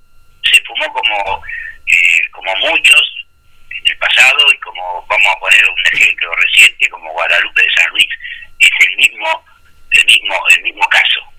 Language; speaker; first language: Spanish; native; Spanish